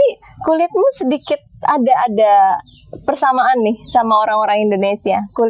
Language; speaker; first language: Indonesian; native; Indonesian